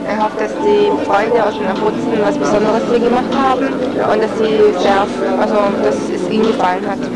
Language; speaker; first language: German; early bilingual, other home language; Italian